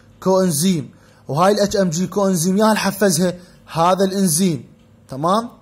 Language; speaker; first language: Arabic; native; Arabic